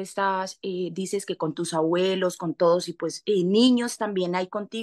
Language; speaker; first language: Spanish; native; Spanish